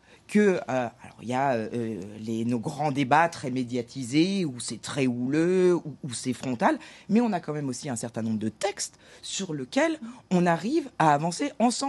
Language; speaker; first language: French; native; French